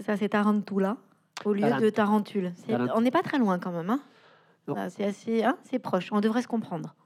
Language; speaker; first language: French; native; French